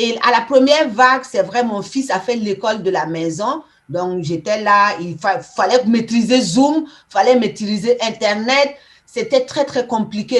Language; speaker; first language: French; non-native, local second language; Mossi